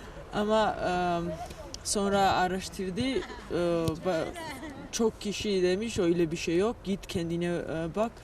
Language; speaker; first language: Turkish; non-native, fluent; Georgian